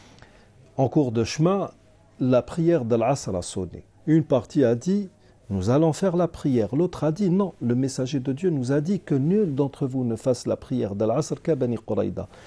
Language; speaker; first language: French; non-native, local second language; Arabic